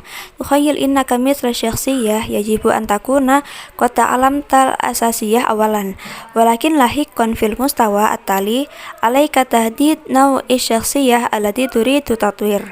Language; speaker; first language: Arabic; non-native, learner; Indonesian